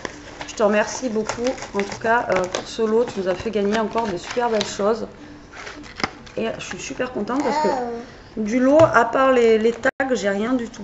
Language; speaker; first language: French; native; French